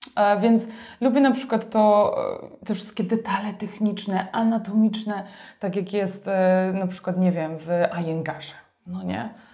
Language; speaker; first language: Polish; native; Polish